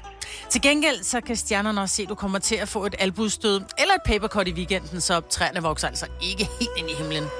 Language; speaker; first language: Danish; native; Danish